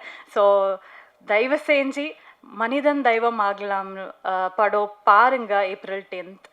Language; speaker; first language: Tamil; non-native, learner; Kannada